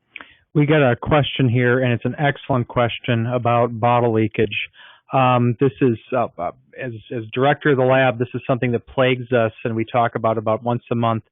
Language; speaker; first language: English; native; English